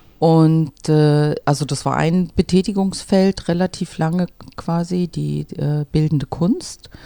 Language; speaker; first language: German; native; German